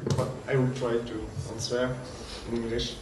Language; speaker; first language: English; non-native, learner; French